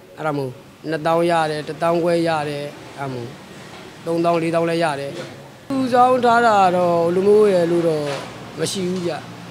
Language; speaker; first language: Burmese; native; Burmese